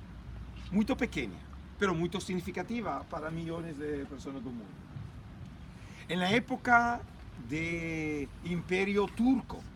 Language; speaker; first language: Portuguese; non-native, learner; Spanish